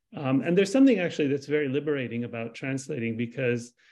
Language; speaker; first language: English; early bilingual, other home language; Arabic